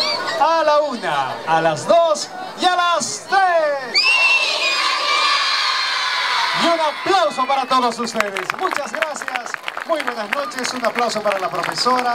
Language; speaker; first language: Spanish; native; Spanish